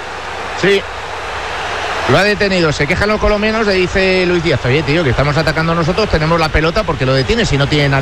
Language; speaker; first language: Spanish; native; Spanish